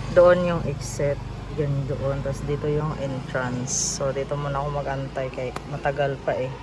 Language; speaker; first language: Filipino; non-native, local second language; Cebuano